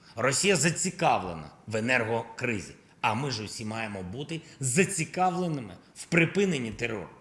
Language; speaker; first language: Ukrainian; non-native, local second language; Russian